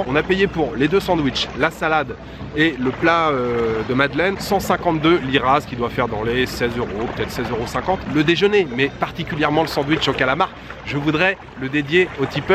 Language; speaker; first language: French; native; French